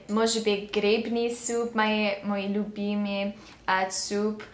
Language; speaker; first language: Russian; early bilingual, other home language; English